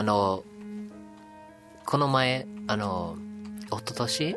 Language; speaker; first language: Japanese; non-native, learner; English